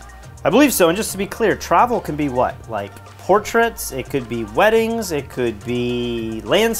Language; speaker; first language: English; native; English